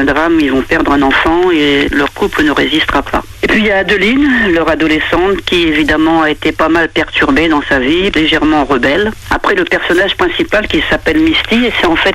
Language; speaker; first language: French; native; French